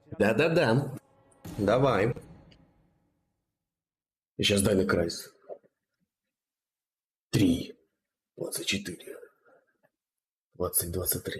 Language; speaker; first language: Russian; native; Russian